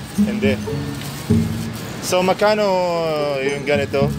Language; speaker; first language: Filipino; non-native, learner; Arabic